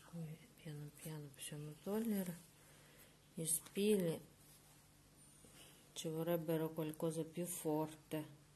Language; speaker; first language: Italian; non-native, learner; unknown